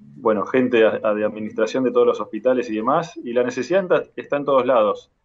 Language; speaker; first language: Spanish; native; Spanish